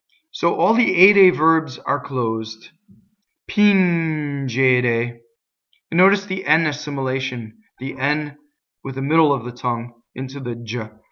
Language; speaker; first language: English; native; English